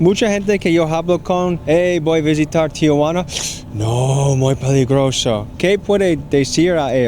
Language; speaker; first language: Spanish; non-native, learner; English